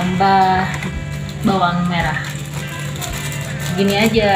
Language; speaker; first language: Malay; non-native, local second language; Madurese